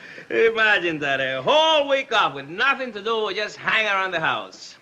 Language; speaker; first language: English; non-native, fluent; Spanish